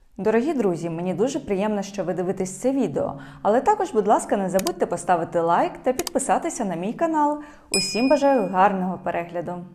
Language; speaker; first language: Ukrainian; native; Ukrainian